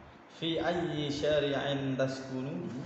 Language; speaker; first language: Arabic; non-native, learner; Indonesian